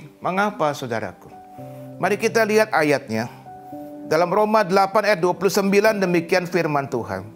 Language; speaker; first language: Indonesian; native; Indonesian